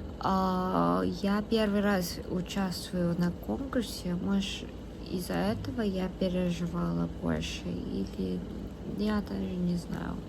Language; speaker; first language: Russian; non-native, fluent; Korean